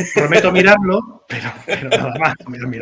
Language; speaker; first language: Spanish; native; Spanish